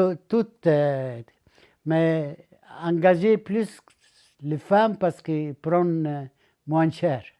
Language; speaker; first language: French; non-native, learner; Arabic